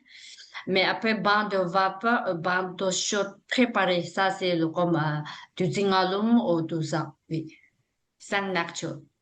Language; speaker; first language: French; non-native, learner; Tibetan